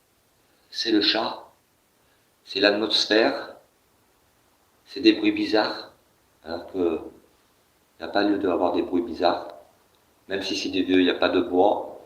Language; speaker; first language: French; native; French